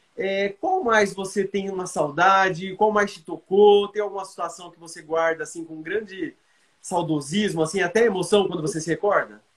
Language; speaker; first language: Portuguese; native; Portuguese